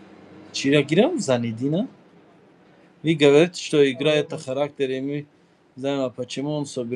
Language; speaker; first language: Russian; non-native, learner; Tajik